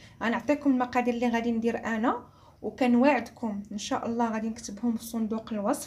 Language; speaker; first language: Arabic; native; Arabic